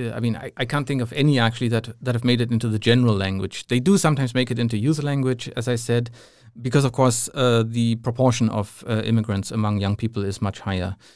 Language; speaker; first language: English; non-native, fluent; German